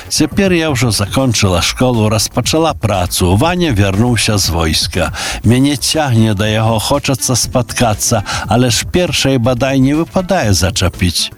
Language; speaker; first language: Ukrainian; native; Ukrainian